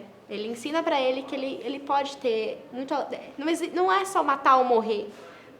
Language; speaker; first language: Portuguese; native; Portuguese